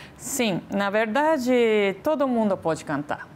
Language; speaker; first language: Portuguese; non-native, fluent; Japanese